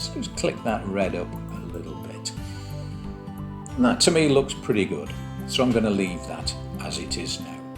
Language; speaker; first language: English; native; English